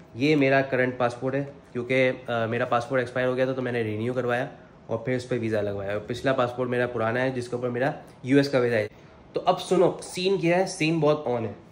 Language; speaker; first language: Urdu; native; Urdu